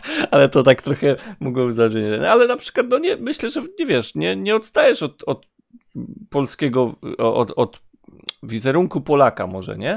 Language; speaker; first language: Polish; native; Polish